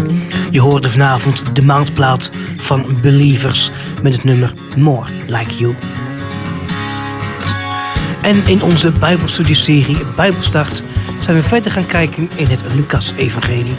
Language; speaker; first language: Dutch; native; Dutch